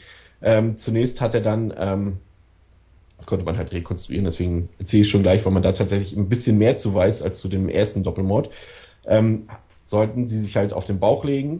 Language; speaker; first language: German; native; German